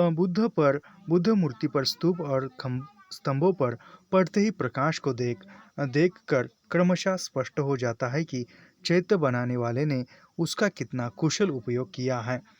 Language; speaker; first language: Hindi; non-native, local second language; Marathi